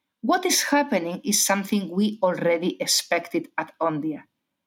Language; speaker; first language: English; non-native, fluent; Spanish